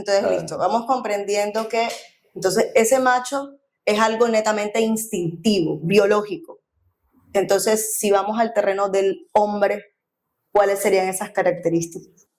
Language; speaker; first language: Spanish; native; Spanish